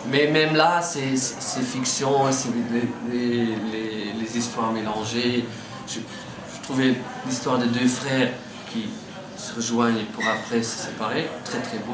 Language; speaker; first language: French; non-native, fluent; Dutch